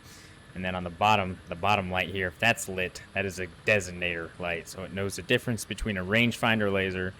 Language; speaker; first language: English; native; English